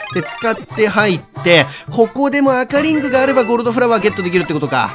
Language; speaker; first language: Japanese; native; Japanese